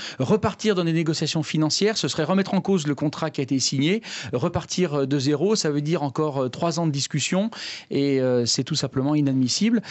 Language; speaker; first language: French; native; French